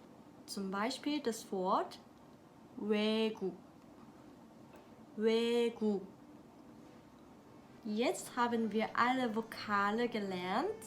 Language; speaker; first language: German; non-native, learner; Korean